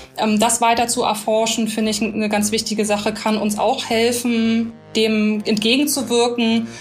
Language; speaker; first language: German; native; German